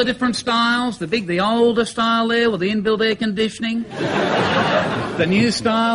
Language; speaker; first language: English; native; English